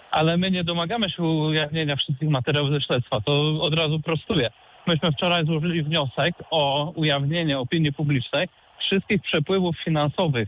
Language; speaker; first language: Polish; native; Polish